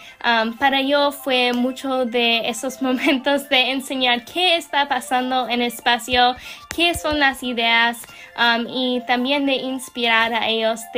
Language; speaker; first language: Spanish; non-native, learner; English